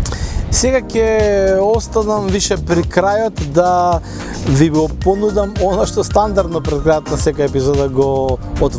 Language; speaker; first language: Macedonian; native; Macedonian